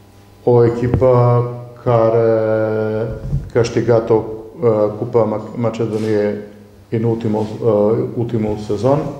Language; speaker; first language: Romanian; non-native, learner; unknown